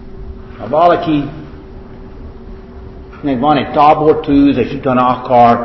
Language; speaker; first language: Hungarian; non-native, fluent; English